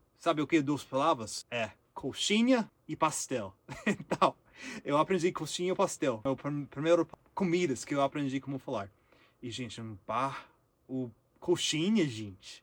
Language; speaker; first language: Portuguese; non-native, learner; English